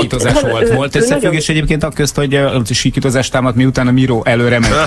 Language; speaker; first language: Hungarian; native; Hungarian